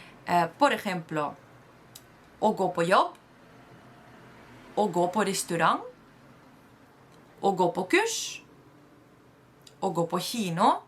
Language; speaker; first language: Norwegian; non-native, fluent; Spanish